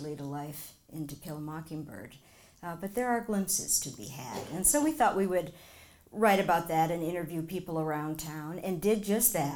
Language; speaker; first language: English; native; English